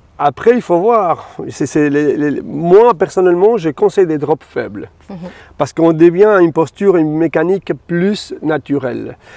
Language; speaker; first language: French; non-native, fluent; Spanish